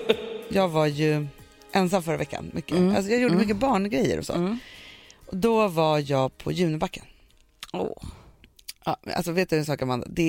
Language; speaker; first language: Swedish; native; Swedish